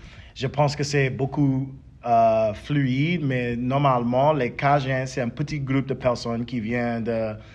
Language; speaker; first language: French; early bilingual, heritage; English